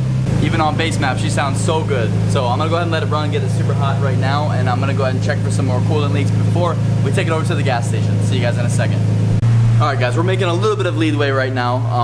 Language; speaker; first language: English; native; English